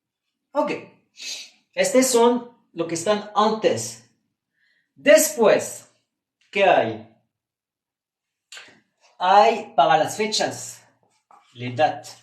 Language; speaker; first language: Spanish; non-native, fluent; French